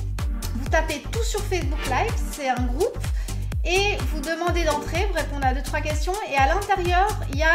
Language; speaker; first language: French; native; French